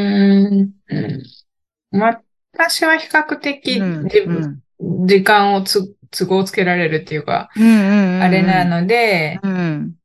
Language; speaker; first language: Japanese; native; Japanese